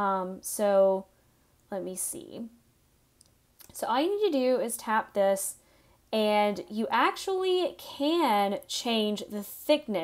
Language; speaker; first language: English; native; English